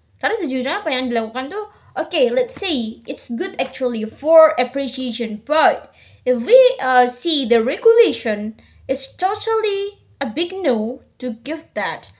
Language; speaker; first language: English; non-native, learner; Indonesian